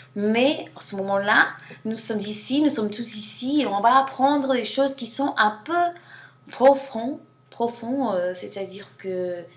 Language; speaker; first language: French; non-native, fluent; English